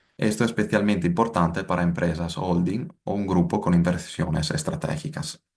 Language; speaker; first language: Spanish; non-native, fluent; Italian